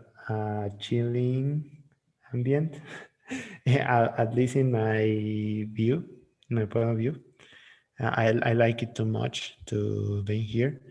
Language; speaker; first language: English; non-native, learner; Spanish